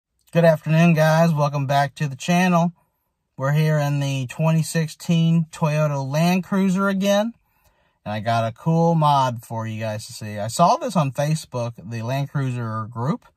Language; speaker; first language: English; native; English